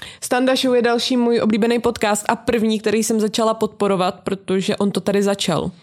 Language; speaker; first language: Czech; native; Czech